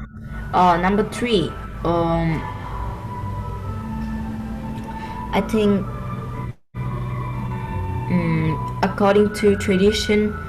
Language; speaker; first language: English; non-native, learner; Vietnamese